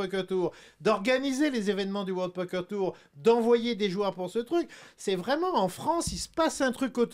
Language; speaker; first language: French; native; French